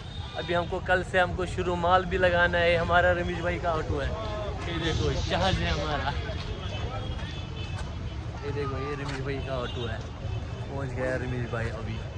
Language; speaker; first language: Hindi; non-native, local second language; Kashmiri